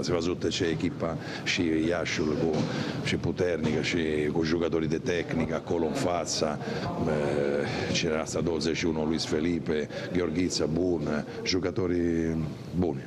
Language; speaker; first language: Romanian; non-native, fluent; Italian